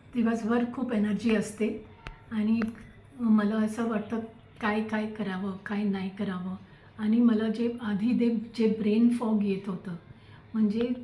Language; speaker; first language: Marathi; non-native, local second language; Tamil